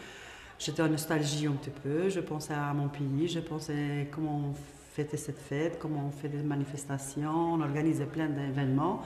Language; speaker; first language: French; non-native, fluent; Albanian